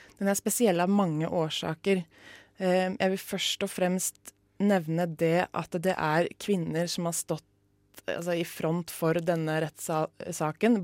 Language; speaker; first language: Norwegian; native; Norwegian